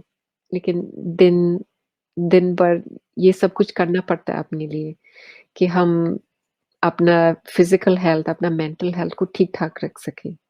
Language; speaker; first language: Hindi; early bilingual, heritage; Hindi